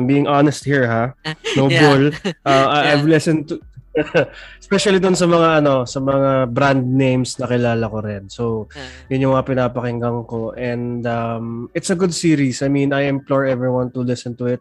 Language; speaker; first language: English; non-native, local second language; Filipino